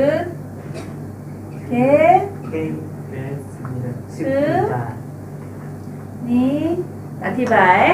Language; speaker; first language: Korean; non-native, learner; Lao